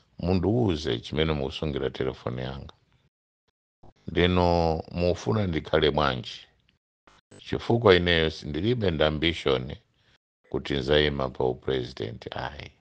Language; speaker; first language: Nyanja; non-native, local second language; Tumbuka